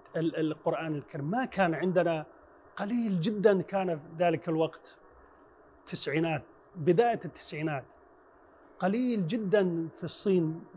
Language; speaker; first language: Arabic; non-native, fluent; Chinese